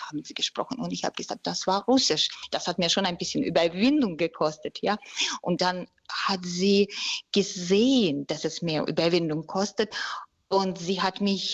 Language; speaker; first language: German; non-native, fluent; Russian